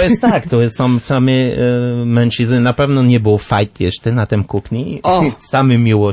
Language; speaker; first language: Polish; non-native, learner; French